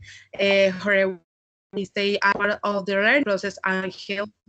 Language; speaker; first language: English; non-native, learner; Spanish